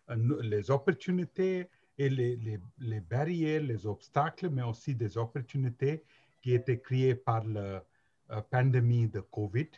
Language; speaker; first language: French; non-native, learner; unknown